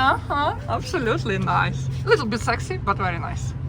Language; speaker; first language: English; non-native, learner; Ukrainian